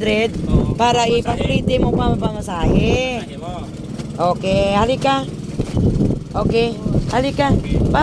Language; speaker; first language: Filipino; non-native, local second language; Hiligaynon